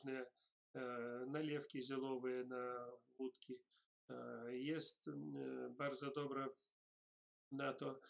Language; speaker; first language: Polish; non-native, learner; Russian